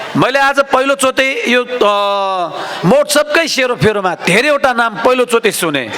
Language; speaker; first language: Nepali; non-native, local second language; Newari